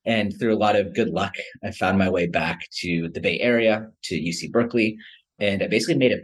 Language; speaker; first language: English; native; English